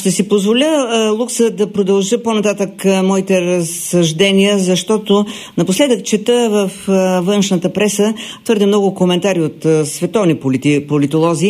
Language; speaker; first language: Bulgarian; native; Bulgarian